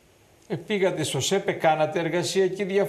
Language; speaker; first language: Greek; native; Greek